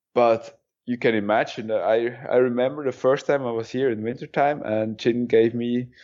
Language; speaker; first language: English; non-native, fluent; German